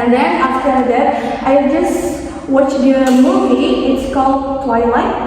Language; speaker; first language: English; non-native, fluent; Indonesian